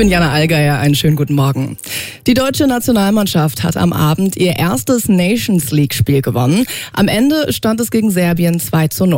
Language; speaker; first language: German; native; German